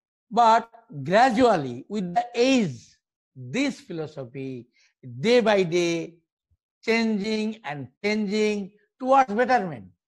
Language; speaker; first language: English; non-native, local second language; Bangla